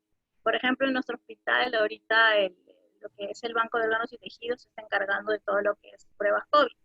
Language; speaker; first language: Spanish; native; Spanish